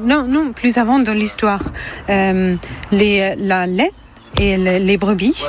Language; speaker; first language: French; non-native, fluent; German